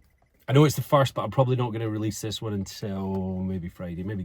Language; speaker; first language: English; native; English